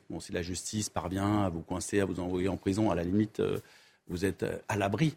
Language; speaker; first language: French; native; French